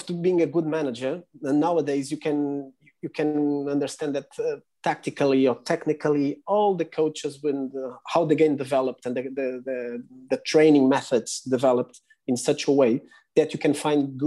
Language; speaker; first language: English; non-native, fluent; Portuguese